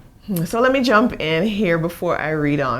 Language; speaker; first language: English; native; English